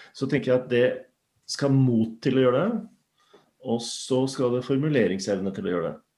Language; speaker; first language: Norwegian; native; Norwegian